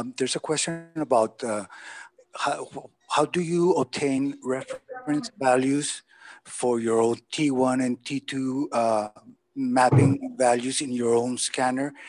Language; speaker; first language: English; non-native, fluent; Spanish